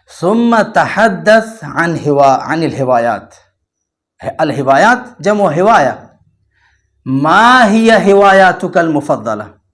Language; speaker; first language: Arabic; non-native, fluent; Urdu